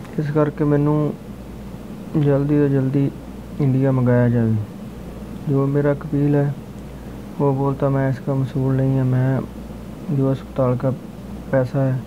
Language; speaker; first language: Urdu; non-native, local second language; Punjabi